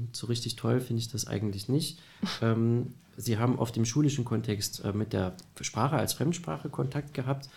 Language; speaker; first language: German; native; German